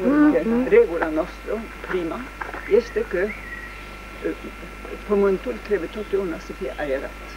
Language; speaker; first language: Romanian; early bilingual, heritage; French